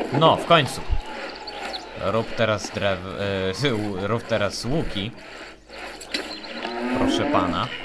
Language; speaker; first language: Polish; native; Polish